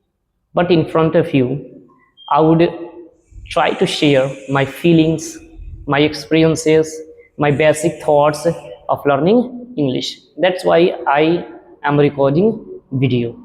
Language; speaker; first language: English; non-native, learner; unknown